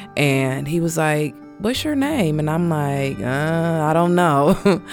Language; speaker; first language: English; native; English